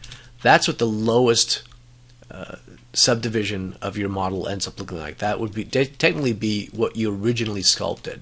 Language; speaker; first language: English; native; English